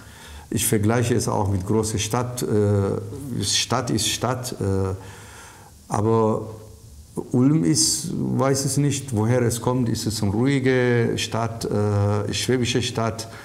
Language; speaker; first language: German; non-native, fluent; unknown